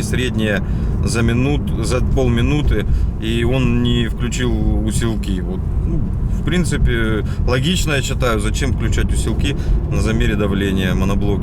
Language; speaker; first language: Russian; native; Russian